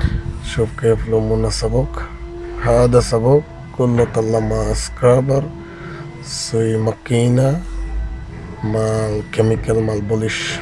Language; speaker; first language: Arabic; non-native, learner; Bangla